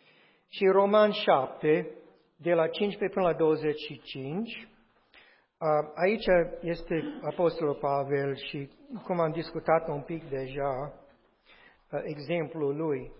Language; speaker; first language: Romanian; non-native, fluent; English